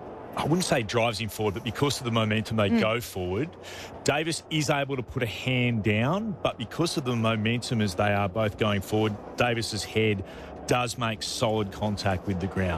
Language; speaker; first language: English; native; English